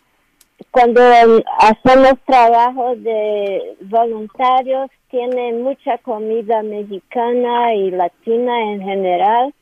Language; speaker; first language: Spanish; non-native, learner; Portuguese